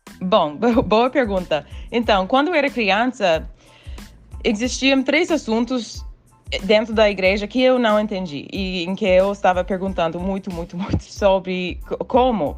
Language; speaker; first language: Portuguese; non-native, fluent; English